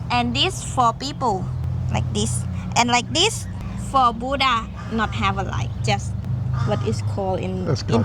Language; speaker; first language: English; non-native, learner; Thai